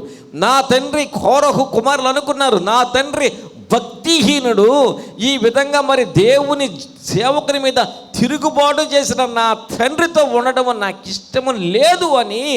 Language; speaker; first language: Telugu; native; Telugu